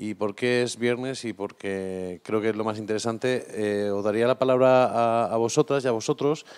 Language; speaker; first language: Spanish; native; Spanish